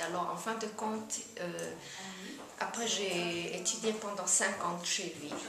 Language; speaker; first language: French; non-native, fluent; German